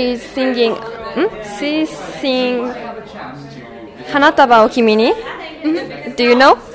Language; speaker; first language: English; non-native, learner; Japanese